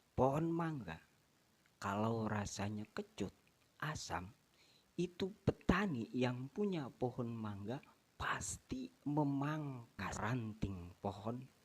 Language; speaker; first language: Indonesian; non-native, local second language; Sundanese